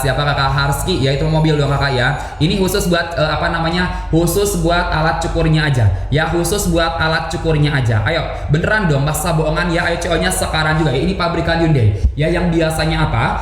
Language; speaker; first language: Indonesian; native; Indonesian